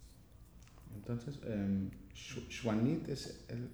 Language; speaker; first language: Spanish; non-native, learner; English